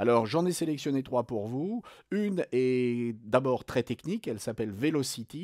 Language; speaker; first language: French; native; French